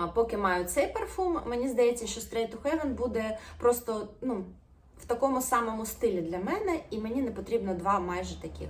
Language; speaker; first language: Ukrainian; non-native, local second language; Russian